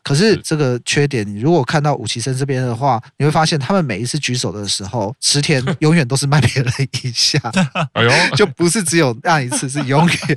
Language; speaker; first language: Chinese; native; Chinese